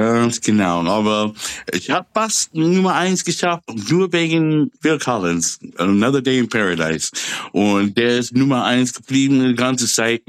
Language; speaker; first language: German; non-native, fluent; English